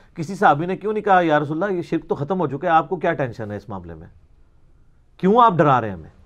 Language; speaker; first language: Urdu; non-native, local second language; Punjabi